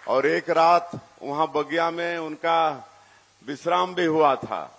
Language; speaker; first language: Hindi; native; Hindi